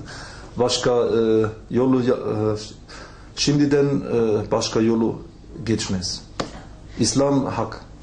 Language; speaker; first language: Turkish; non-native, learner; German